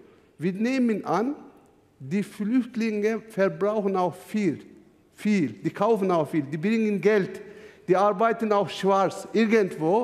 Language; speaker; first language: German; non-native, fluent; Turkish